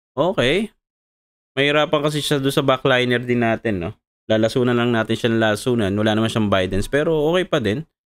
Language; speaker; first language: Filipino; native; Filipino